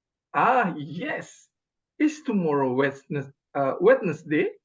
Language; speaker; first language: English; non-native, learner; Indonesian